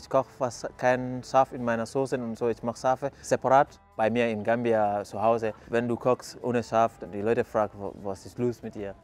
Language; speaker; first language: German; non-native, fluent; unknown